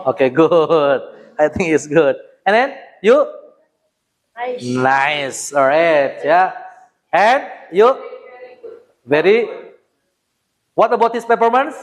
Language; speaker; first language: English; non-native, learner; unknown